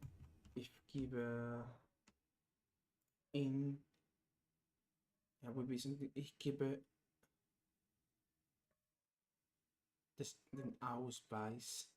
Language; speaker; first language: German; non-native, learner; English